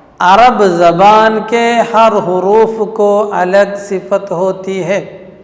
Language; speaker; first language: Urdu; non-native, local second language; Malayalam